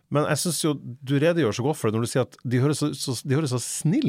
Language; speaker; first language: Norwegian; native; Norwegian